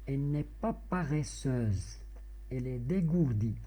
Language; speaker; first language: French; non-native, local second language; Arabic